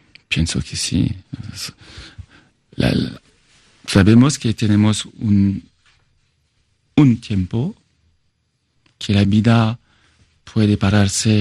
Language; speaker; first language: Spanish; non-native, fluent; French